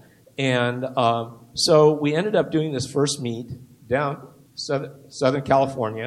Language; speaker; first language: English; native; English